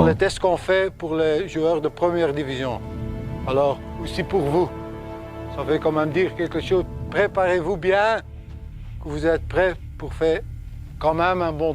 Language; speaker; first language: French; non-native, local second language; Dutch